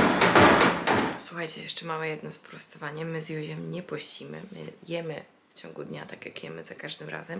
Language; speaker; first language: Polish; native; Polish